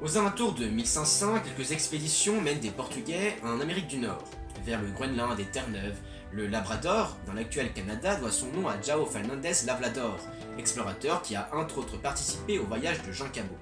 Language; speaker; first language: French; native; French